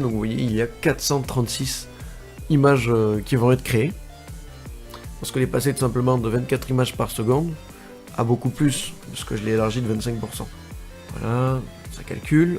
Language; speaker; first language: French; native; French